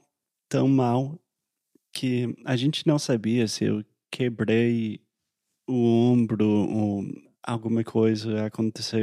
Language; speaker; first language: Portuguese; non-native, fluent; English